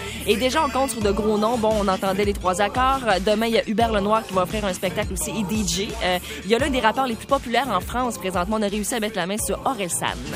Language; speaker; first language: French; native; French